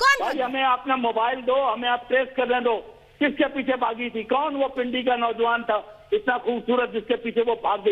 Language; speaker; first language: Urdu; non-native, fluent; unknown